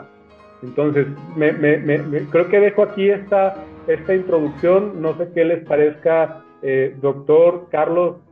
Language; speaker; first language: Spanish; native; Spanish